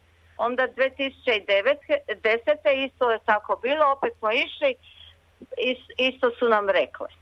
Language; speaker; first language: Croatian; early bilingual, other home language; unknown